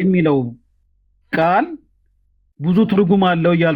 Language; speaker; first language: Amharic; native; Amharic